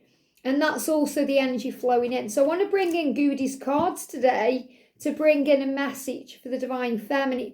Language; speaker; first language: English; native; English